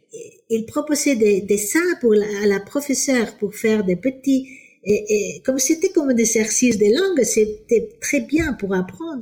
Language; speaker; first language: French; non-native, fluent; Spanish